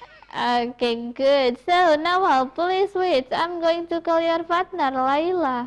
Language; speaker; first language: English; non-native, fluent; Indonesian